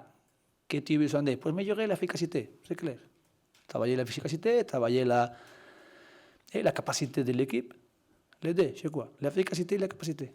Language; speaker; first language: French; non-native, learner; Spanish